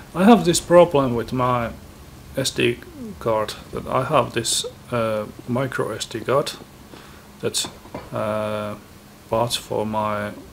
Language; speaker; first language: English; non-native, fluent; Finnish